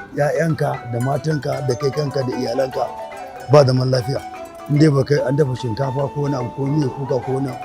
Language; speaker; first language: Hausa; native; Hausa